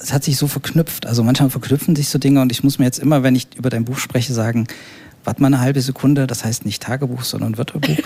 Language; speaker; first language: German; native; German